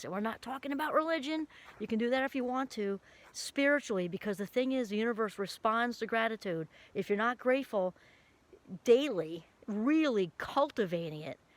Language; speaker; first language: English; native; English